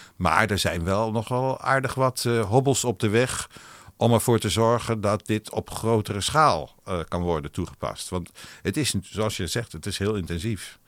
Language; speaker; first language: Dutch; non-native, local second language; Hebrew